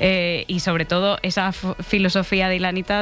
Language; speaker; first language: Spanish; native; Spanish